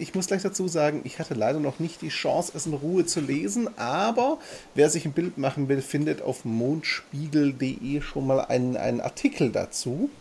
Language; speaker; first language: German; native; German